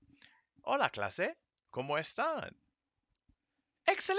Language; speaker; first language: Spanish; non-native, fluent; English